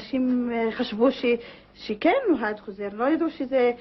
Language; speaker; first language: Hebrew; non-native, local second language; Arabic